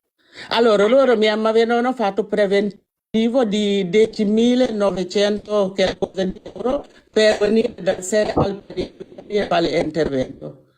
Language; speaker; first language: Italian; non-native, learner; Wolof